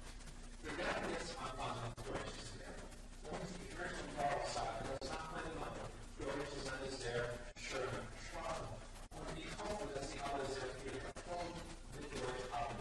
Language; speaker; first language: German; non-native, fluent; English